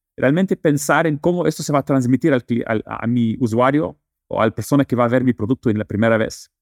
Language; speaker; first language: Spanish; non-native, fluent; Dutch